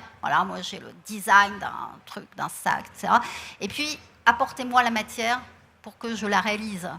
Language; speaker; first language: French; native; French